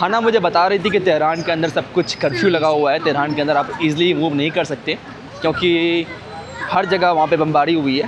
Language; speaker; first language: Hindi; native; Hindi